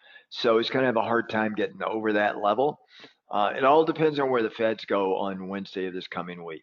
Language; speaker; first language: English; native; English